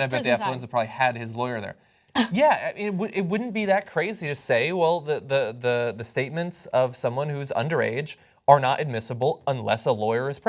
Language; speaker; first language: English; native; English